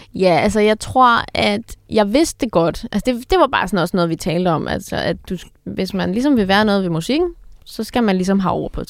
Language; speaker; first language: Danish; native; Danish